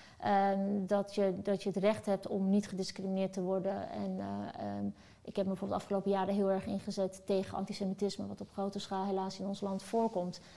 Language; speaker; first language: Dutch; early bilingual, other home language; Turkish